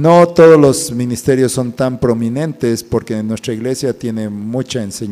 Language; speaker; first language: Spanish; native; Spanish